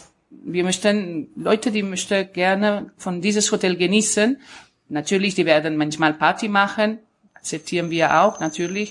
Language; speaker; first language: German; non-native, learner; Spanish